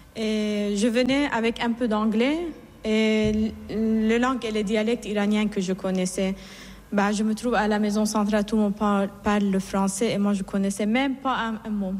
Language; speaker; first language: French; non-native, fluent; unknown